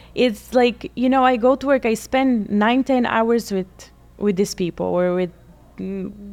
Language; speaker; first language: English; non-native, fluent; Bulgarian